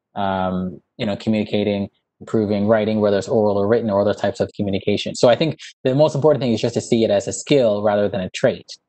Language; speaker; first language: English; native; English